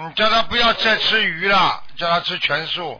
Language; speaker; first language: Chinese; native; Chinese